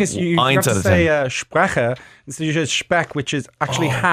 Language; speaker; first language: English; native; English